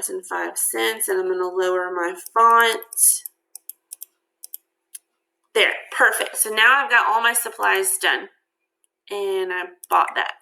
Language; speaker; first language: English; native; English